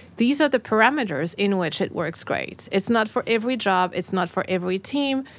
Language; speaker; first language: English; non-native, fluent; French